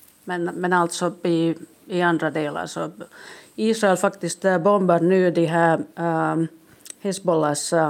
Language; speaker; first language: Swedish; non-native, local second language; Finnish